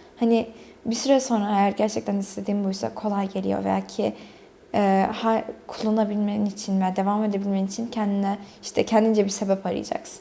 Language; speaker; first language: Turkish; early bilingual, other home language; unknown